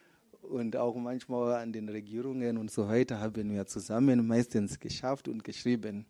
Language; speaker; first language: German; non-native, fluent; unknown